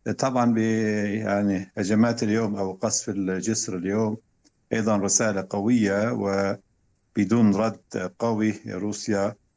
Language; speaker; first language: Arabic; non-native, fluent; Turkish